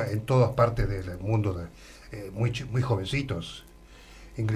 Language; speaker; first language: Spanish; native; Spanish